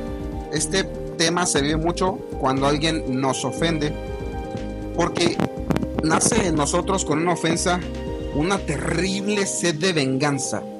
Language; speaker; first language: Spanish; native; Spanish